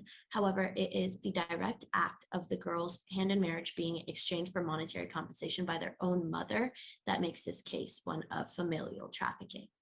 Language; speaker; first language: English; native; English